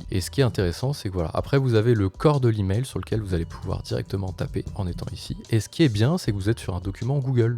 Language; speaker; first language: French; native; French